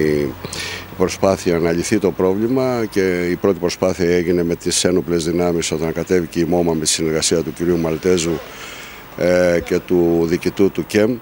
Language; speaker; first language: Greek; native; Greek